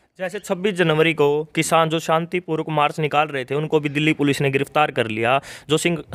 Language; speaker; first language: Hindi; native; Hindi